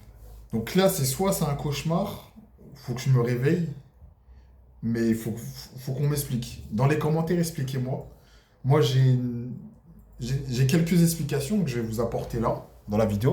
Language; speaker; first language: French; native; French